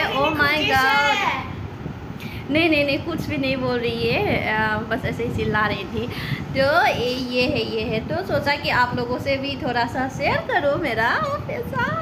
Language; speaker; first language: Hindi; non-native, local second language; Assamese